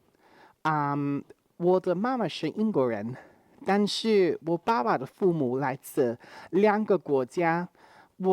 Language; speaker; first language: Chinese; non-native, fluent; English